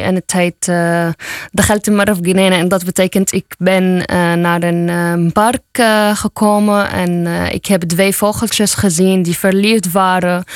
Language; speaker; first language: Dutch; non-native, fluent; Arabic